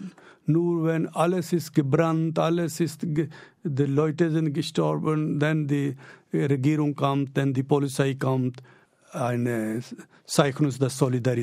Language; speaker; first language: German; non-native, learner; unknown